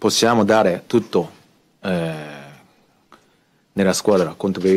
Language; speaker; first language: Italian; non-native, learner; Japanese